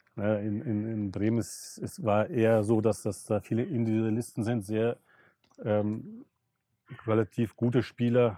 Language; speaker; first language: German; early bilingual, other home language; Russian